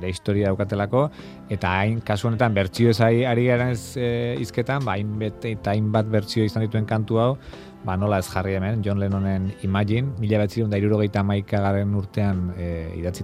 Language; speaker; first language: Basque; native; Basque